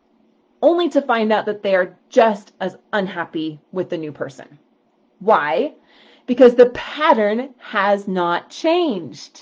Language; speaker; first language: English; native; English